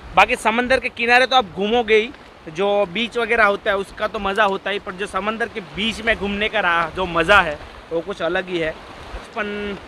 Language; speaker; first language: Hindi; non-native, local second language; Gujarati